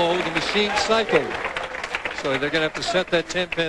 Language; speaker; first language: English; native; English